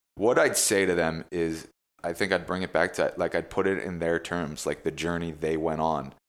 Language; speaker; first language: English; native; English